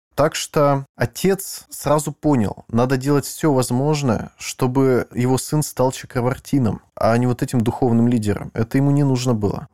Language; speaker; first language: Russian; native; Russian